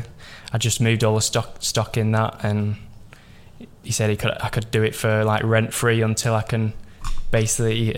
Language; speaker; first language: English; native; English